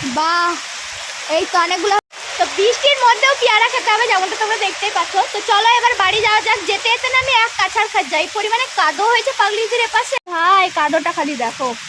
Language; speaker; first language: Bangla; non-native, local second language; Santali